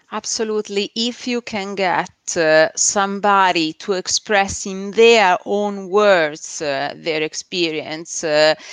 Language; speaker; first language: English; non-native, fluent; Italian